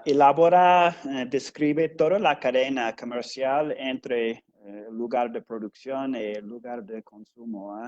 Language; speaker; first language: Spanish; non-native, fluent; English